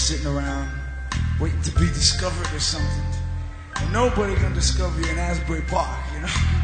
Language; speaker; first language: English; native; English